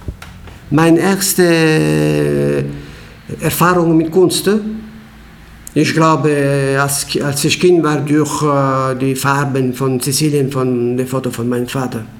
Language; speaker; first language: German; non-native, learner; Italian